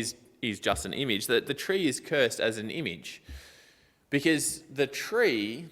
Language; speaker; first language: English; native; English